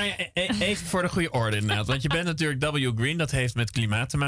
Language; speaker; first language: Dutch; native; Dutch